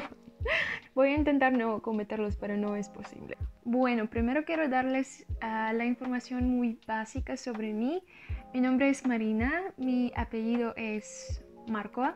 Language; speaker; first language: Spanish; non-native, learner; Russian